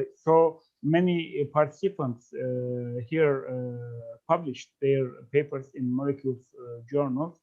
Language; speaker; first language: English; non-native, fluent; Turkish